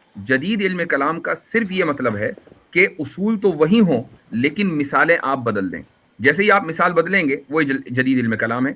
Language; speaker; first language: Urdu; native; Urdu